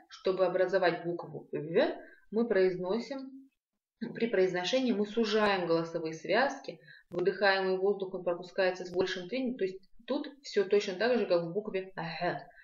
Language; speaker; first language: Russian; non-native, local second language; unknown